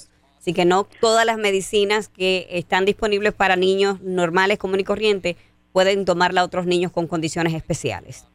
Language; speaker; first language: Spanish; native; Spanish